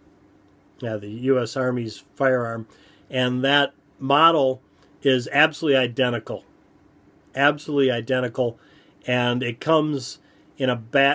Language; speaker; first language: English; native; English